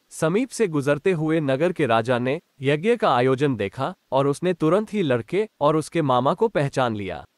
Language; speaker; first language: Hindi; non-native, local second language; Gujarati